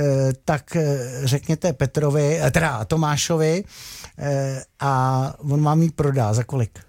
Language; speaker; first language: Czech; native; Czech